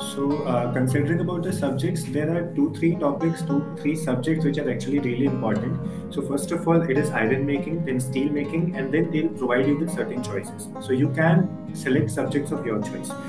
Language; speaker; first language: English; non-native, local second language; Hindi